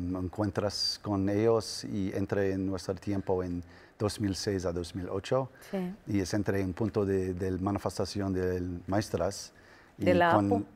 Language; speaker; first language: Spanish; non-native, learner; English